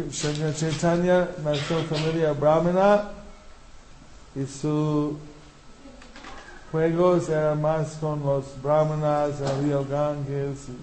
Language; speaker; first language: Spanish; non-native, fluent; English